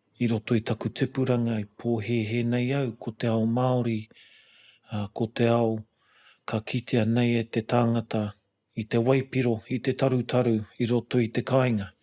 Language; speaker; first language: Māori; non-native, local second language; English